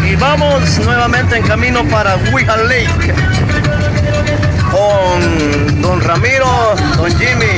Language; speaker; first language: Spanish; native; Spanish